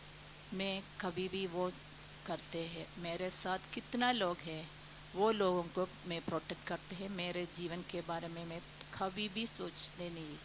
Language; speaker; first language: Hindi; non-native, local second language; Malayalam